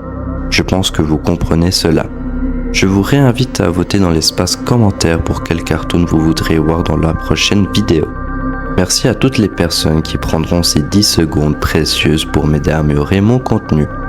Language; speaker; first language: French; native; French